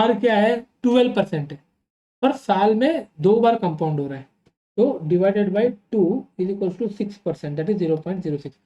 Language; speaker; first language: Hindi; non-native, local second language; Telugu